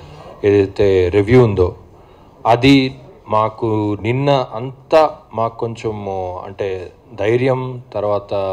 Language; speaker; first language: Telugu; native; Telugu